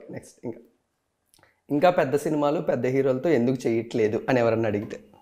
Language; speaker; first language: Telugu; native; Telugu